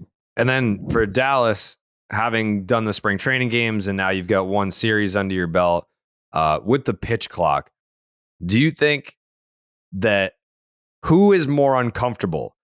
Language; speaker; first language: English; native; English